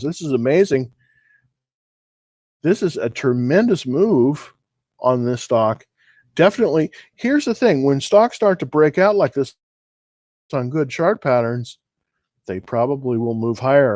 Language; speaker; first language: English; native; English